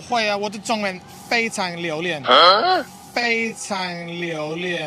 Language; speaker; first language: Chinese; non-native, fluent; English